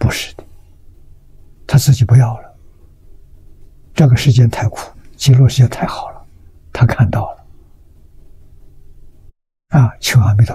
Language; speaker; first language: Chinese; native; Chinese